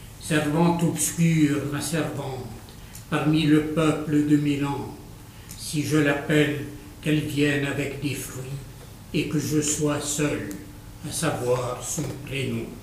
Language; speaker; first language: French; non-native, local second language; Arabic